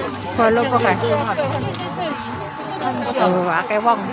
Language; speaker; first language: Chinese; non-native, fluent; Indonesian